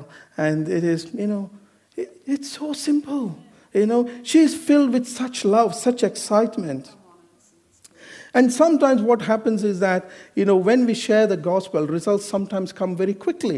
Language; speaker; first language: English; non-native, local second language; Malayalam